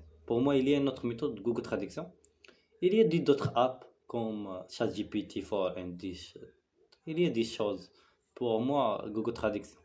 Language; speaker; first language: French; non-native, learner; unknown